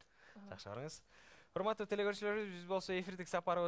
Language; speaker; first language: Kyrgyz; native; Kyrgyz